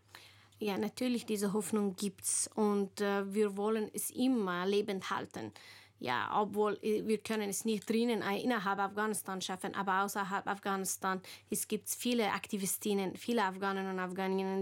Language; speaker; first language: German; non-native, learner; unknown